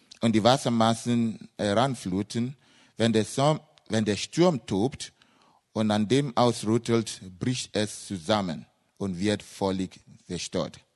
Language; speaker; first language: German; non-native, fluent; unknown